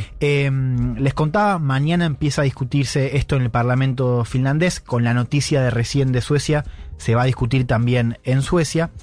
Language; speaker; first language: Spanish; native; Spanish